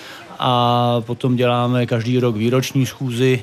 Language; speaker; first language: Czech; native; Czech